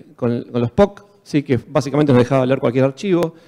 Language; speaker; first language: Spanish; native; Spanish